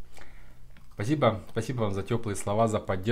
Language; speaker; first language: Russian; native; Russian